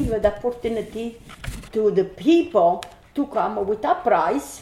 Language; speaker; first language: English; non-native, learner; Italian